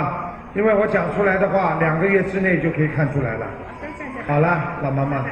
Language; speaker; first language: Chinese; native; Chinese